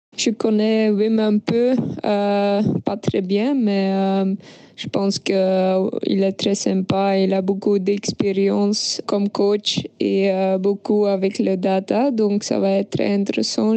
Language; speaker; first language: French; non-native, local second language; Dutch